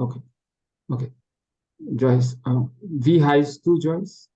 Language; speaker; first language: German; non-native, learner; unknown